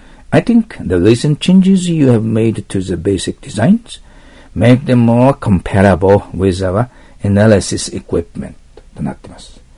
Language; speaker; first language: English; non-native, fluent; Japanese